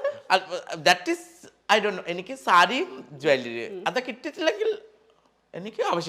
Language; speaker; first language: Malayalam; non-native, fluent; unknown